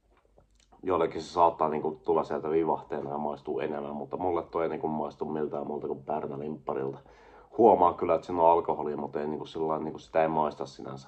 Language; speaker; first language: Finnish; native; Finnish